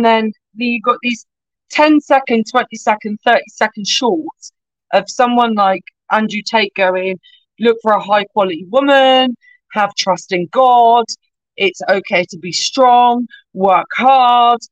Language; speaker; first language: English; native; English